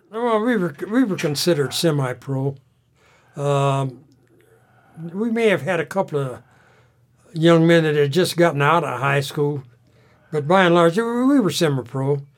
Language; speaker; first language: English; native; English